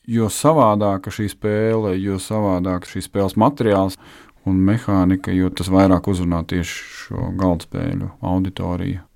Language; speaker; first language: Latvian; native; Latvian